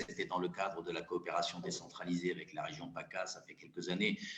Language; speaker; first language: French; native; French